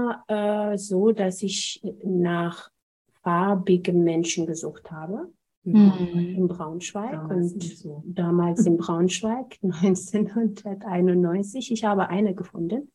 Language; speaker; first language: German; non-native, fluent; Amharic